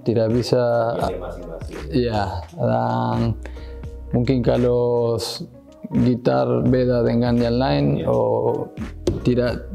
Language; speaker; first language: Indonesian; non-native, fluent; Spanish